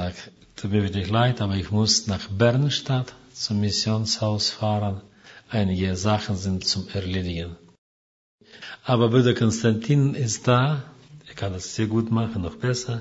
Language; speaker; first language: German; non-native, fluent; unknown